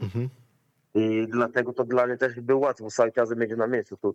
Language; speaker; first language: Polish; non-native, learner; Portuguese